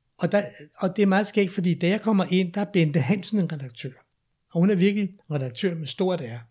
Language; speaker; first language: Danish; native; Danish